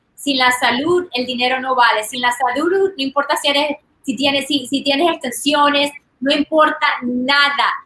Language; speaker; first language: Spanish; early bilingual, heritage; Spanish